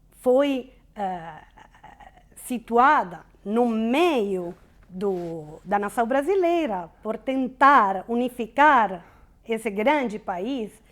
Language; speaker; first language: Portuguese; non-native, fluent; Italian